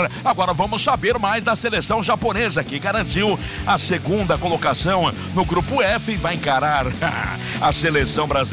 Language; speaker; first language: Portuguese; native; Portuguese